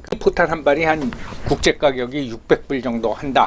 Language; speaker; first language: Korean; native; Korean